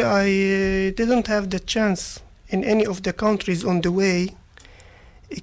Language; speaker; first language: English; non-native, fluent; Arabic